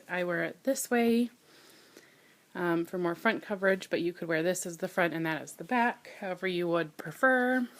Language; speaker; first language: English; native; English